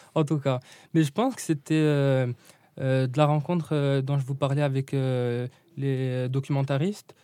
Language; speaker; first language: French; non-native, local second language; Arabic